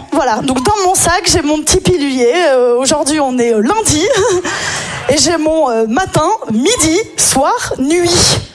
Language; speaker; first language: French; native; French